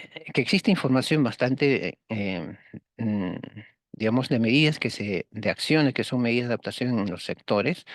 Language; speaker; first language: Spanish; native; Spanish